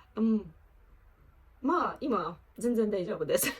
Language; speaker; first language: Japanese; non-native, fluent; Ukrainian